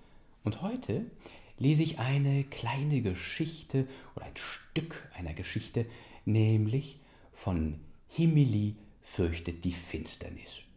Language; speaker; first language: German; native; German